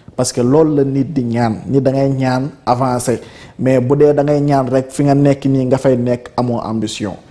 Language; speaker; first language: Wolof; native; Wolof